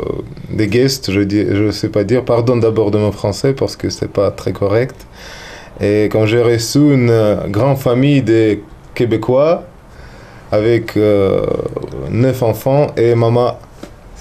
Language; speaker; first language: French; non-native, learner; Russian